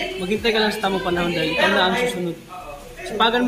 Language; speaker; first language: Filipino; native; Filipino